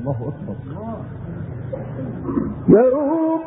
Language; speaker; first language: Arabic; native; Arabic